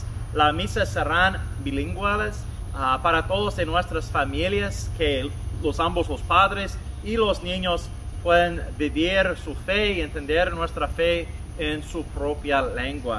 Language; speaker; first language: Spanish; non-native, fluent; English